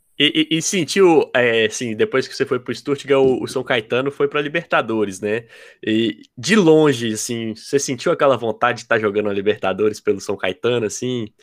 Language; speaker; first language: Portuguese; native; Portuguese